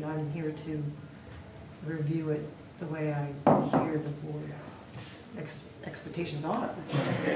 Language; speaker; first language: English; native; English